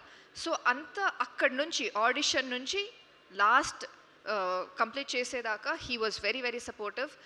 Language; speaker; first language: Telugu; non-native, fluent; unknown